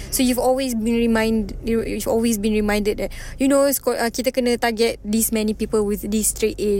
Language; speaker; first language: English; non-native, local second language; Malay